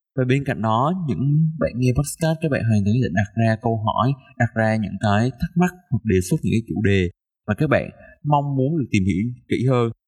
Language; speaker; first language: Vietnamese; native; Vietnamese